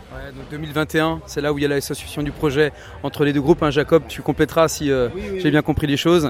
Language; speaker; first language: French; native; French